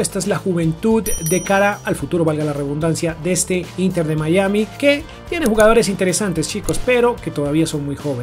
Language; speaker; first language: Spanish; native; Spanish